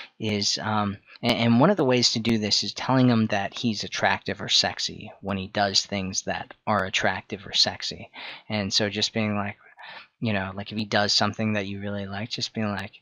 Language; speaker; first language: English; native; English